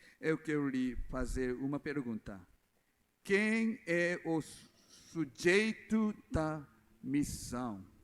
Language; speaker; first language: Portuguese; non-native, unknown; Korean